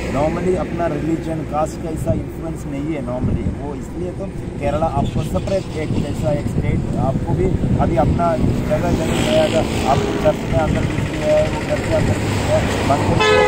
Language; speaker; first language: Hindi; non-native, local second language; Malayalam